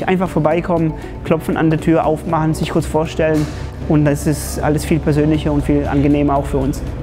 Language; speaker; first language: German; early bilingual, other home language; Polish